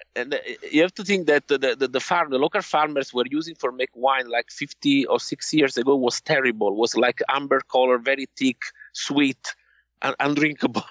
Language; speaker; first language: English; non-native, fluent; Italian